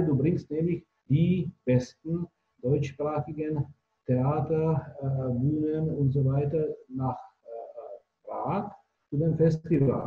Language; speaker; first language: German; non-native, fluent; Czech